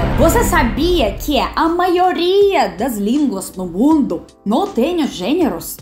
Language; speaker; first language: Portuguese; non-native, fluent; Russian